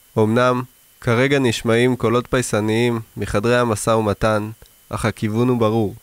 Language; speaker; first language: Hebrew; native; Hebrew